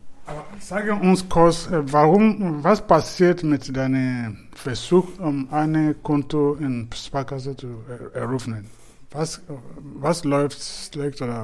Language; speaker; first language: German; non-native, fluent; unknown